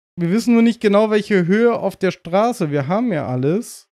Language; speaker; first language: German; native; German